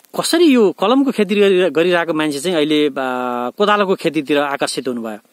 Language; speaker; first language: Nepali; native; Nepali